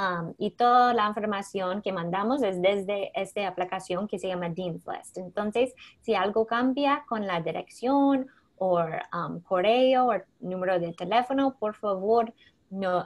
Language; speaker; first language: Spanish; non-native, fluent; English